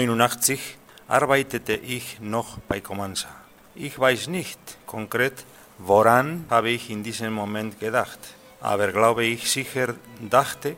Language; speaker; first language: German; non-native, learner; Spanish